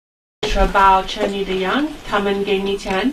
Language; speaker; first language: Chinese; non-native, learner; French